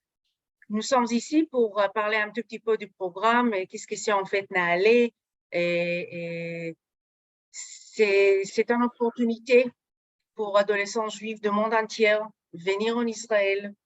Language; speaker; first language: French; non-native, fluent; Hebrew